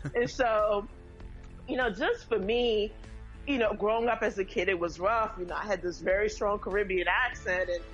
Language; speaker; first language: English; early bilingual, other home language; Haitian Creole